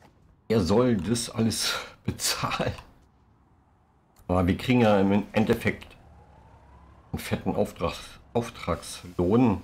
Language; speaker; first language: German; native; German